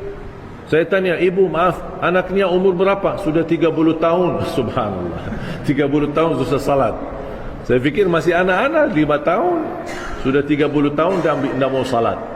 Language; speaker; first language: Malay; non-native, fluent; Arabic